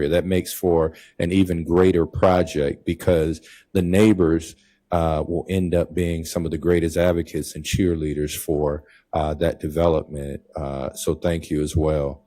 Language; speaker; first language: English; native; English